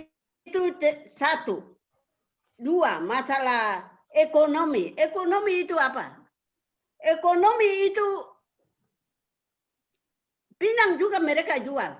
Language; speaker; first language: Indonesian; non-native, local second language; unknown